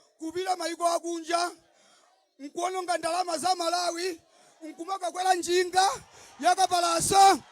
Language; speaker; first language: Nyanja; non-native, local second language; Tumbuka